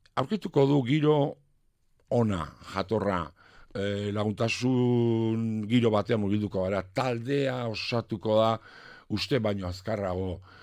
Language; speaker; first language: Basque; non-native, local second language; French